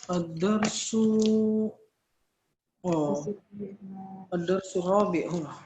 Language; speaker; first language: Arabic; non-native, fluent; Indonesian